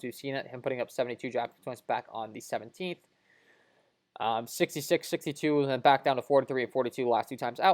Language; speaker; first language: English; native; English